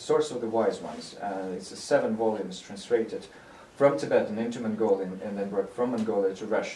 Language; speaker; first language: English; non-native, fluent; Russian